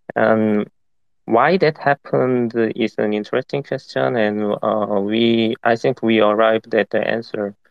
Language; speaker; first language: English; non-native, fluent; Korean